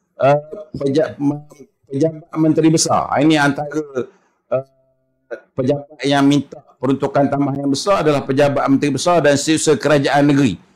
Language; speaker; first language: Malay; native; Malay